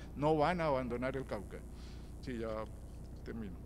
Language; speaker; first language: Spanish; native; Spanish